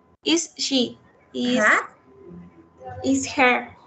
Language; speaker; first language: English; non-native, learner; Spanish